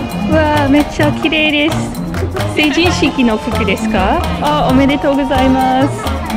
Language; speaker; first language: Japanese; non-native, fluent; English